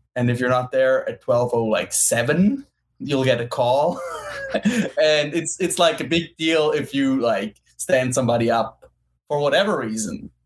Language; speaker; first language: English; non-native, fluent; German